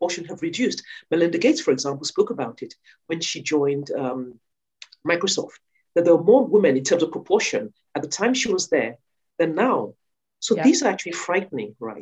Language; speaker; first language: English; non-native, local second language; Yoruba